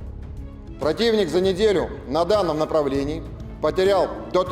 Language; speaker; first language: Russian; native; Russian